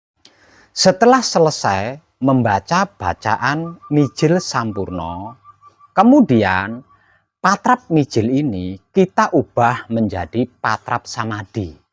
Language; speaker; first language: Indonesian; non-native, local second language; Javanese